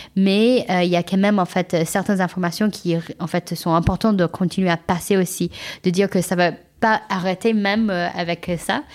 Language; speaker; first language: French; non-native, fluent; English